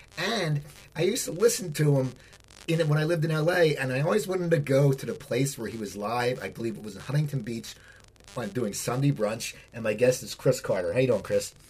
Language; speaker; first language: English; native; English